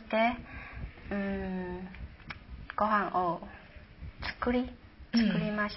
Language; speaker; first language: Japanese; non-native, learner; Chinese